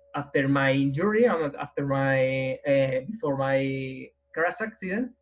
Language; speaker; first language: English; non-native, learner; Spanish